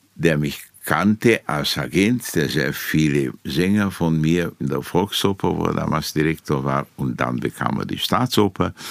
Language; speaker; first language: German; non-native, fluent; Romanian